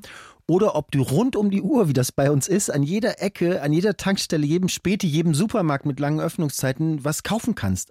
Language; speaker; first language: German; native; German